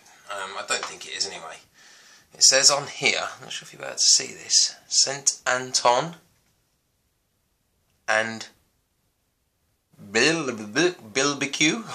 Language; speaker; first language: English; native; English